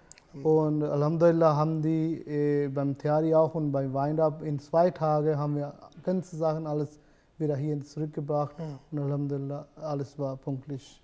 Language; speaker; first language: German; non-native, learner; Urdu